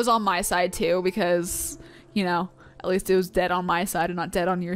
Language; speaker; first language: English; native; English